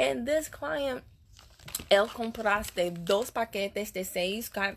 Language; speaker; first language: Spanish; non-native, learner; English